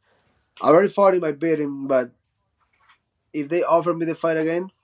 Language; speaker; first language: English; non-native, fluent; Spanish